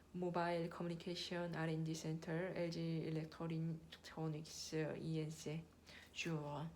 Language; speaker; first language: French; non-native, learner; Korean